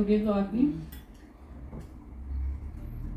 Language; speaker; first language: Spanish; non-native, learner; Indonesian